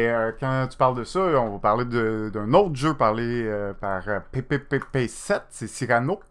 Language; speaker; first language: French; native; French